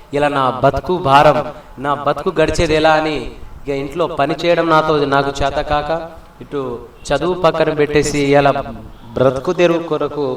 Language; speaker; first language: Telugu; non-native, local second language; Lambadi